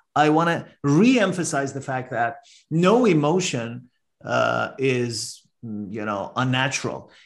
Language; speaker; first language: English; non-native, fluent; Persian